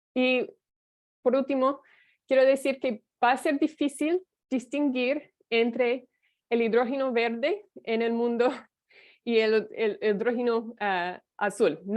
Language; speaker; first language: Spanish; non-native, fluent; English